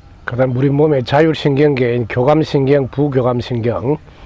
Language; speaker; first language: Korean; native; Korean